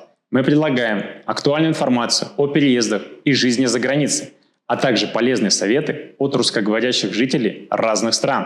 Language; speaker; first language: Russian; native; Russian